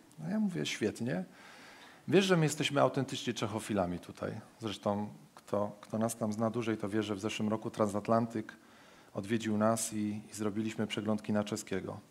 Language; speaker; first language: Polish; native; Polish